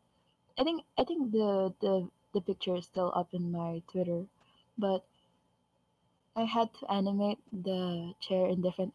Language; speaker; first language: English; non-native, local second language; Filipino